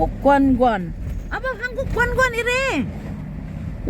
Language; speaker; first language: Korean; non-native, learner; Filipino